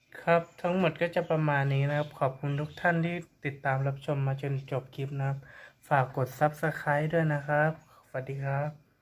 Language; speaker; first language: Thai; native; Thai